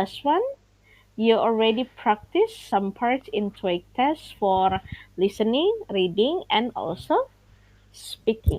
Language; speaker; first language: English; non-native, fluent; Indonesian